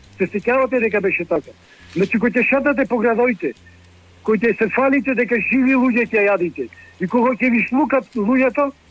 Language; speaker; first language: Macedonian; native; Macedonian